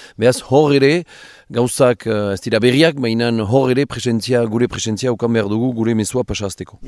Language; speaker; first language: Basque; native; Basque